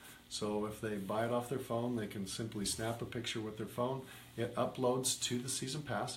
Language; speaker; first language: English; native; English